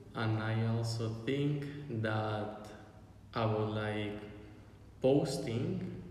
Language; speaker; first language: English; non-native, fluent; Spanish